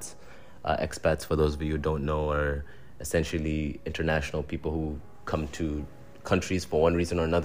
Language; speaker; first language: English; non-native, local second language; Swahili